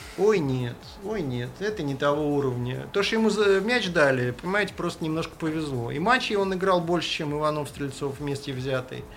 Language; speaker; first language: Russian; native; Russian